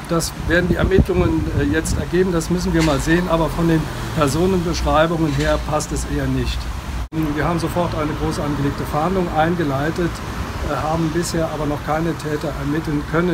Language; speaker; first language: German; native; German